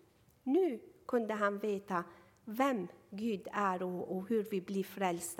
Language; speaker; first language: Swedish; non-native, fluent; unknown